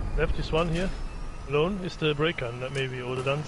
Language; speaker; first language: English; non-native, learner; German